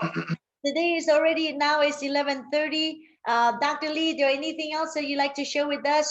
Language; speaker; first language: English; non-native, fluent; Chinese